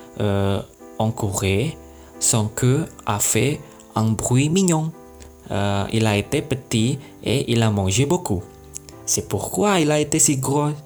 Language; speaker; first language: French; non-native, learner; Indonesian